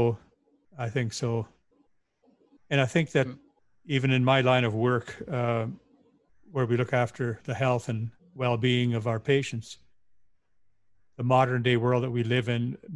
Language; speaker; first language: English; native; English